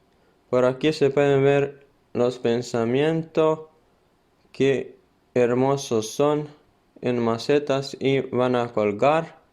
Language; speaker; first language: Spanish; non-native, fluent; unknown